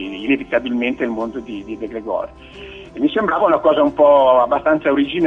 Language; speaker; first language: Italian; native; Italian